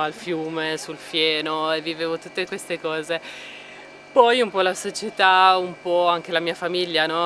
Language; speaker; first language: Italian; native; Italian